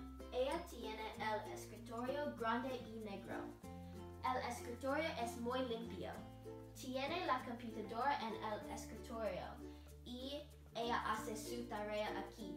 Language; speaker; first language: Spanish; non-native, learner; English